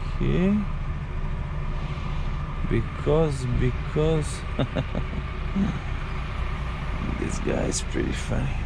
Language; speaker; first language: English; non-native, learner; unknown